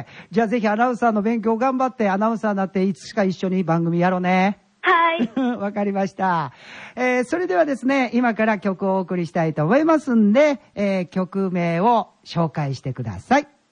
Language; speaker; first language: Japanese; native; Japanese